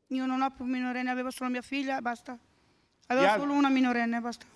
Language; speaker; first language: Italian; native; Italian